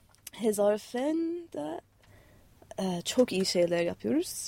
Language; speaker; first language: Turkish; non-native, fluent; English